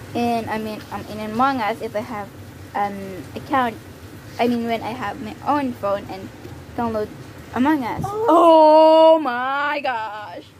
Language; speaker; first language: English; native; English